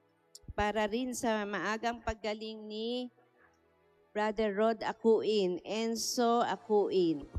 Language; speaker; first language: Filipino; native; Filipino